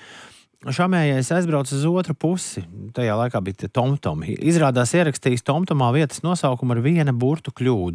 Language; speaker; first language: Latvian; native; Latvian